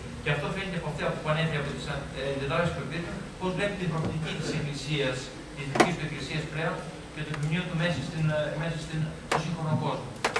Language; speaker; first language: Greek; native; Greek